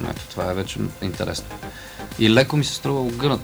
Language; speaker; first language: Bulgarian; native; Bulgarian